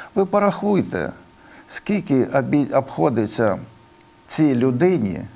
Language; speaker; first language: Ukrainian; non-native, local second language; Russian